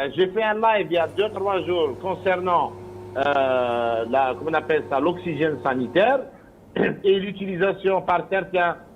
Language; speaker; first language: French; non-native, local second language; Arabic